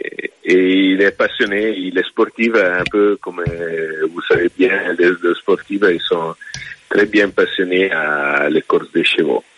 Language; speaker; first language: French; non-native, fluent; Italian